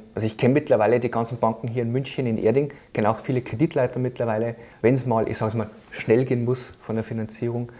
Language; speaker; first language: German; native; German